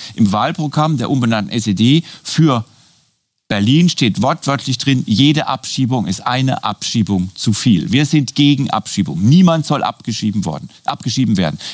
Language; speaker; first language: German; native; German